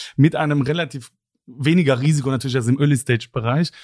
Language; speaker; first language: German; non-native, local second language; Luxembourgish